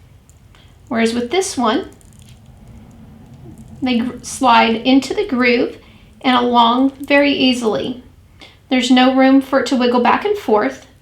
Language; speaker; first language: English; native; English